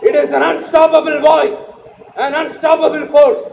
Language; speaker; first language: English; non-native, local second language; Tamil